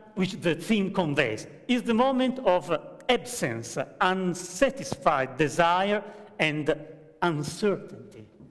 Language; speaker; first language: English; non-native, fluent; Italian